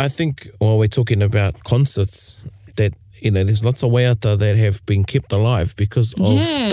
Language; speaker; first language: English; native; English